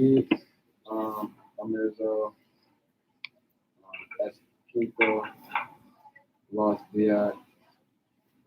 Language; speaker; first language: Spanish; non-native, learner; English